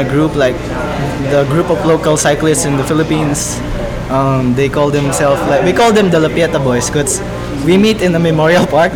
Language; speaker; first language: English; non-native, local second language; Pampanga